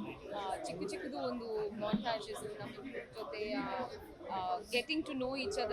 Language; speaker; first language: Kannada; non-native, learner; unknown